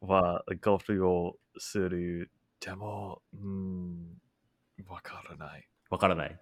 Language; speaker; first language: Japanese; non-native, learner; English